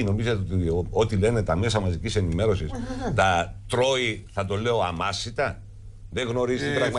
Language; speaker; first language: Greek; native; Greek